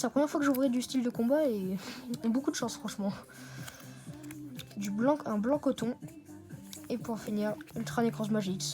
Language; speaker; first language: French; native; French